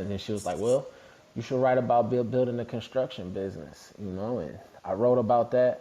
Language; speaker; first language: English; native; English